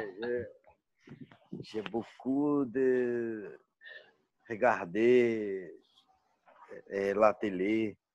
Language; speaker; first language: French; non-native, learner; Portuguese